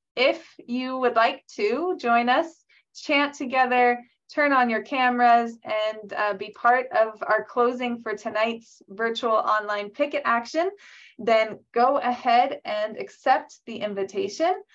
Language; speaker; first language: English; native; English